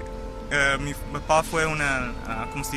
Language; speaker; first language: Spanish; early bilingual, heritage; English